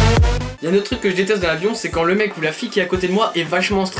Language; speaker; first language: French; native; French